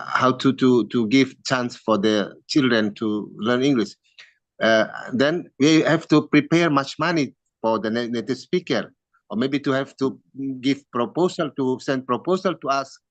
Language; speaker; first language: English; non-native, learner; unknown